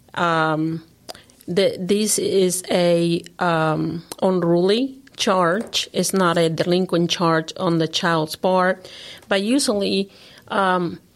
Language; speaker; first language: English; non-native, fluent; Spanish